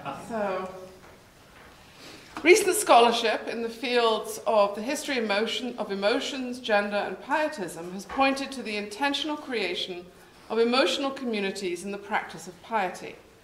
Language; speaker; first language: English; native; English